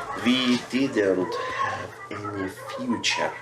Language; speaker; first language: English; non-native, learner; Persian